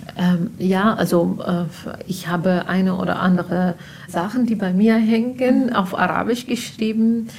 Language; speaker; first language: German; non-native, fluent; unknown